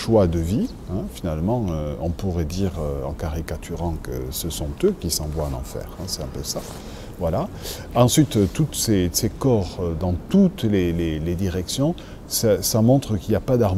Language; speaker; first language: French; native; French